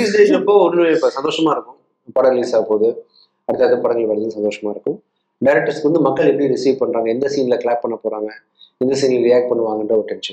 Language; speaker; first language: Tamil; native; Tamil